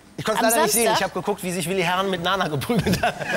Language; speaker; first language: German; native; German